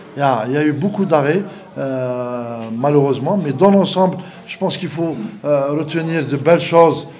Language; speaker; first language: French; non-native, local second language; Arabic